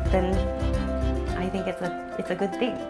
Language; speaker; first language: English; early bilingual, other home language; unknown